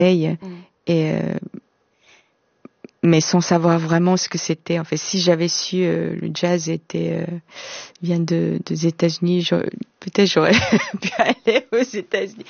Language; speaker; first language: French; non-native, fluent; Korean